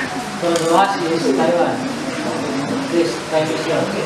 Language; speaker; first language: English; non-native, learner; Indonesian